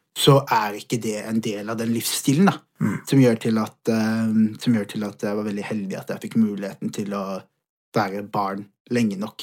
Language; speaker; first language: Norwegian; early bilingual, other home language; Somali